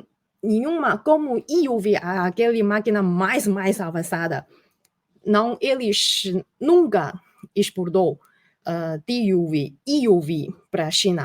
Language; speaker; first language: Portuguese; non-native, fluent; Chinese